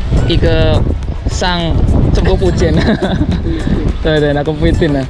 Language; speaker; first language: Chinese; non-native, learner; Indonesian